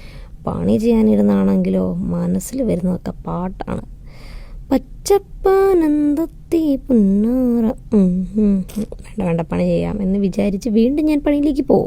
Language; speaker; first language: Malayalam; native; Malayalam